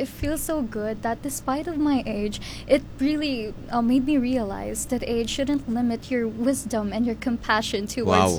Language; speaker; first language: English; non-native, local second language; Hiligaynon